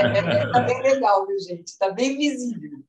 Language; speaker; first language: Portuguese; native; Portuguese